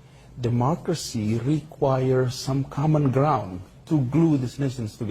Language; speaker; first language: English; non-native, fluent; Indonesian